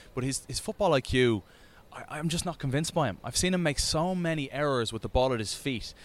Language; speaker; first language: English; native; English